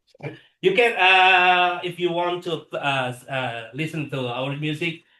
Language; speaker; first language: English; non-native, learner; Indonesian